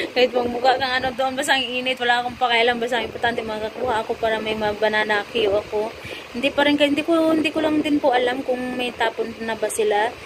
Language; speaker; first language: Filipino; non-native, local second language; Cebuano